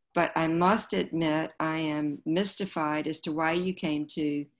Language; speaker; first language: English; native; English